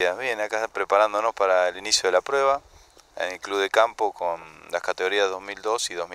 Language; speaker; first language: Spanish; native; Spanish